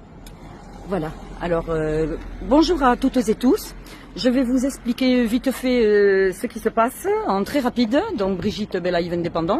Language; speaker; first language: French; native; French